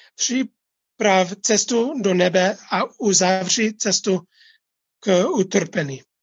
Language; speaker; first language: Czech; non-native, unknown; English